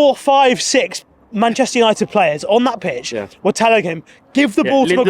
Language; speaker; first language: English; native; English